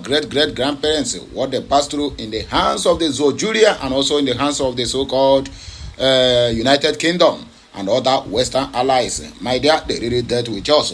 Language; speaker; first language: English; non-native, local second language; Igbo